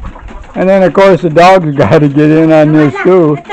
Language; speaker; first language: English; native; English